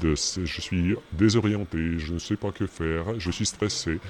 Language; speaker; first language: French; non-native, learner; Russian